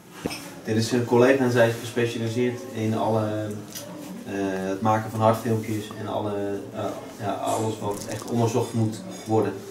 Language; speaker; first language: Dutch; native; Dutch